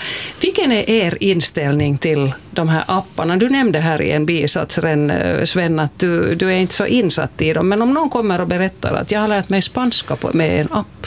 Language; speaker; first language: Swedish; native; Swedish